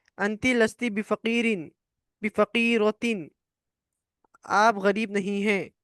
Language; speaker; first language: Urdu; native; Urdu